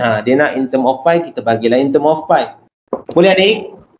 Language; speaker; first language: English; non-native, local second language; Malay